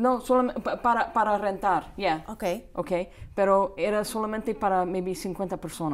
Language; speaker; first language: Spanish; non-native, fluent; English